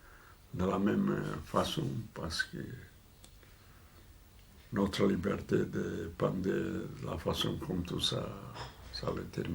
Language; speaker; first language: French; non-native, fluent; Portuguese